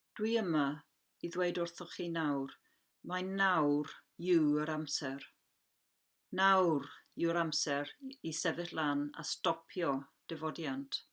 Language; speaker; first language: Welsh; non-native, local second language; English